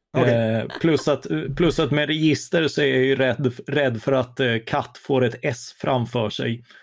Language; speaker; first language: Swedish; native; Swedish